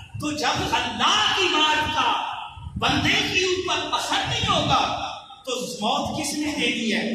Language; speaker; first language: Urdu; non-native, local second language; Punjabi